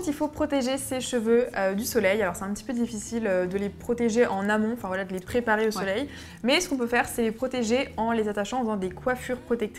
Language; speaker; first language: French; native; French